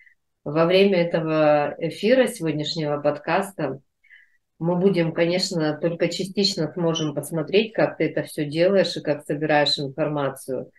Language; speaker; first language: Russian; native; Russian